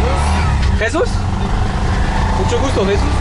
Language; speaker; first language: Spanish; non-native, learner; French